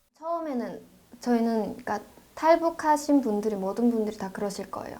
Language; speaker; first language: Korean; native; Korean